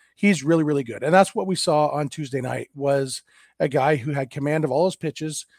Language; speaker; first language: English; native; English